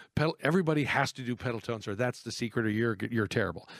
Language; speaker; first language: English; native; English